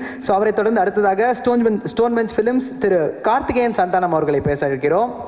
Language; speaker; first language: Tamil; native; Tamil